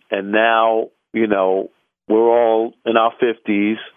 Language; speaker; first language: English; native; English